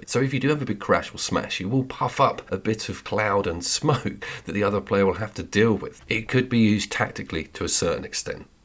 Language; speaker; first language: English; native; English